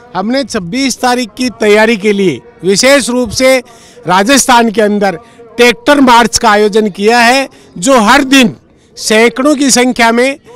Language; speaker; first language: Hindi; native; Hindi